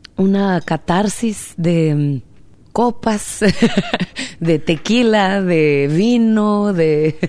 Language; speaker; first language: Spanish; native; Spanish